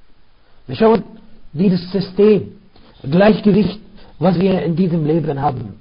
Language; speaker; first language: German; non-native, fluent; Arabic